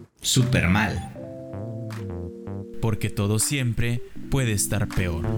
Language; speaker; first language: Spanish; native; Spanish